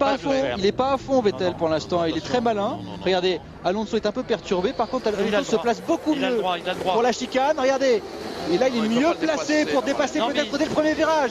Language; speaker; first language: French; native; French